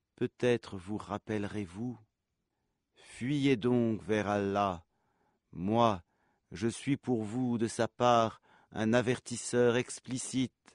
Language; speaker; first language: French; native; French